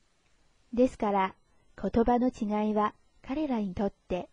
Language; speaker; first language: Japanese; non-native, fluent; Chinese